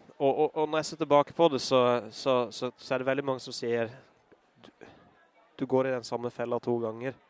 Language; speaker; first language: Norwegian; native; Norwegian